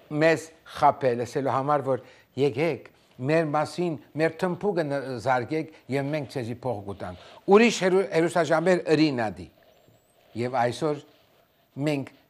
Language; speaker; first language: Armenian; native; Armenian